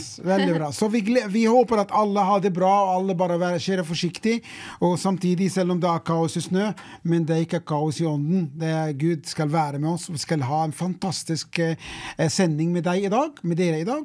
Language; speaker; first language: Norwegian; non-native, fluent; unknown